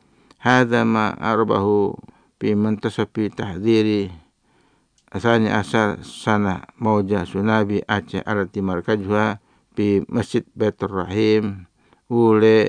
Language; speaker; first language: Arabic; non-native, fluent; Indonesian